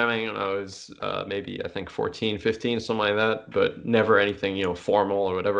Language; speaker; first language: English; non-native, fluent; French